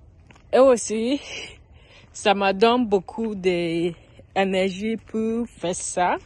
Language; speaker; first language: French; non-native, learner; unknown